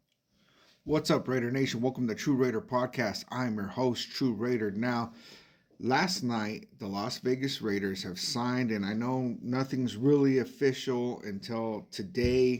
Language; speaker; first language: English; native; English